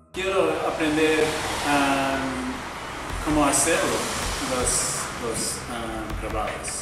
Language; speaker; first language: Spanish; non-native, learner; English